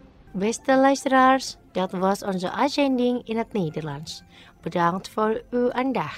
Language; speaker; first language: Dutch; non-native, local second language; Indonesian